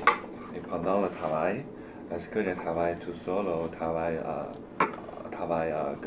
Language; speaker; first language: French; non-native, learner; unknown